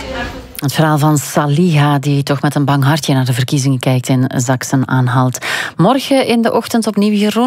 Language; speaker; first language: Dutch; native; Dutch